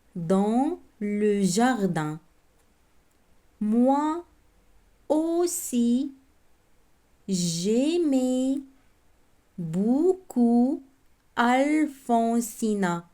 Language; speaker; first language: French; non-native, local second language; Arabic